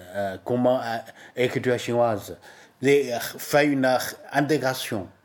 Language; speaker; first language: French; non-native, learner; Chinese